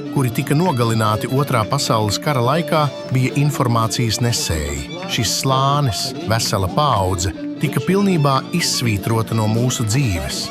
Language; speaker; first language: Latvian; non-native, local second language; Romany